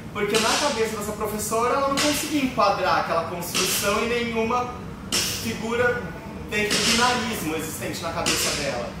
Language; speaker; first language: Portuguese; native; Portuguese